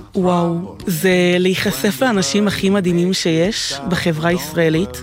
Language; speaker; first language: Hebrew; native; Hebrew